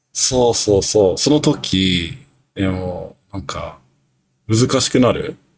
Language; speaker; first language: Japanese; non-native, learner; English